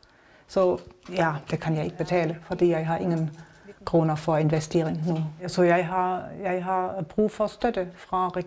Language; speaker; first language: Danish; non-native, learner; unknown